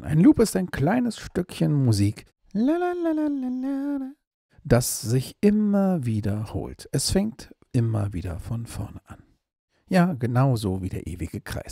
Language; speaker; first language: German; native; German